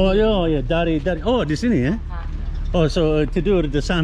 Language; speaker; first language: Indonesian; non-native, learner; English